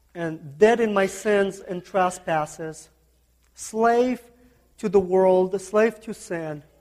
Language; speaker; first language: English; non-native, fluent; Kazakh